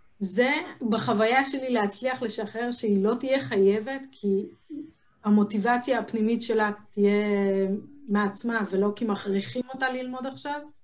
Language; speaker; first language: Hebrew; early bilingual, other home language; Hungarian